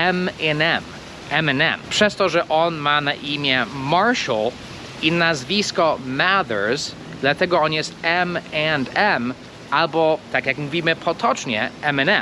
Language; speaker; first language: Polish; non-native, fluent; English